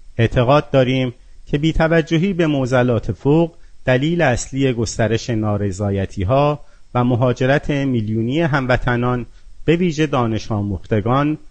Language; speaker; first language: Persian; non-native, local second language; Azerbaijani